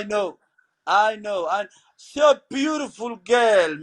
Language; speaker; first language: English; non-native, learner; Somali